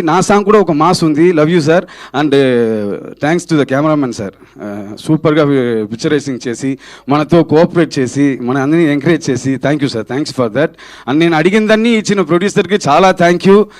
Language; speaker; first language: Telugu; early bilingual, other home language; Tamil